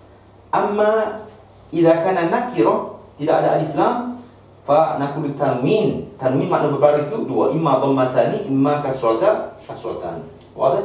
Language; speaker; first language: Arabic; non-native, fluent; Malay